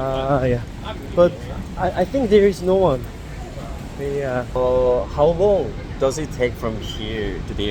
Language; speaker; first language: English; non-native, learner; Korean